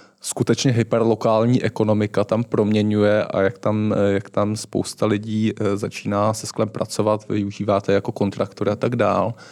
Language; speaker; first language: Czech; native; Czech